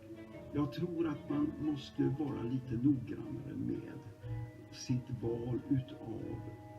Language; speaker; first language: Swedish; native; Swedish